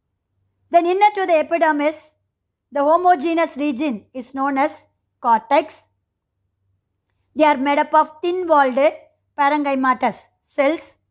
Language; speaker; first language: English; non-native, local second language; Tamil